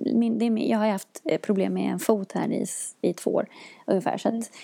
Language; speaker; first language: Swedish; native; Swedish